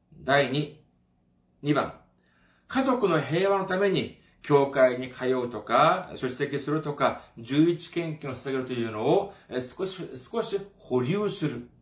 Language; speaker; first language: Japanese; non-native, fluent; Korean